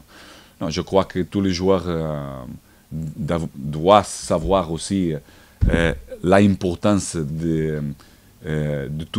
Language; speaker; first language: French; non-native, learner; Portuguese